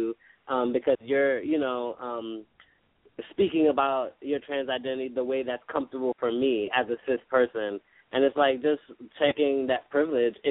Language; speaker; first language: English; native; English